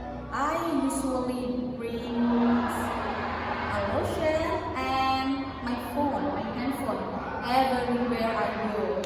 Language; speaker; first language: English; non-native, learner; Indonesian